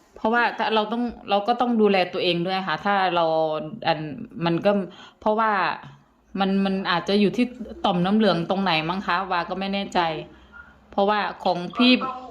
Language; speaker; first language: Thai; native; Thai